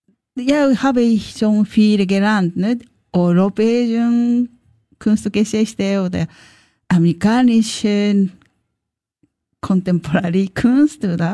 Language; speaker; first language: German; non-native, learner; Japanese